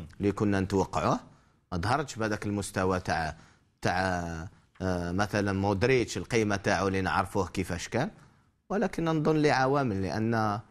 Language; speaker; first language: Arabic; native; Arabic